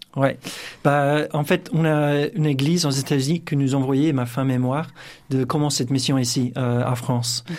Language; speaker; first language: French; non-native, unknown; English